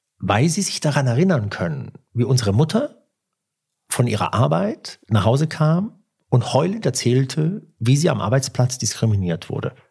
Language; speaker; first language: German; early bilingual, other home language; Italian